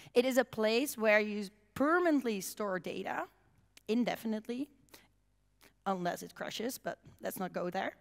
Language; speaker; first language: English; non-native, fluent; Dutch